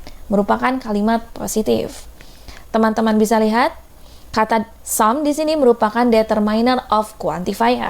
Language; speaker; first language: Indonesian; native; Indonesian